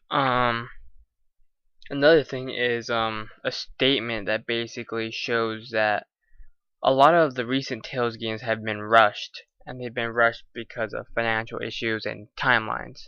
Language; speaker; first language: English; native; English